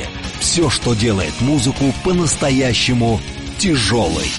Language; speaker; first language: Russian; native; Russian